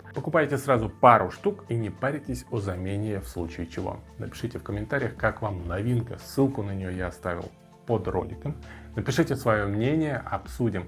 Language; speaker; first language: Russian; native; Russian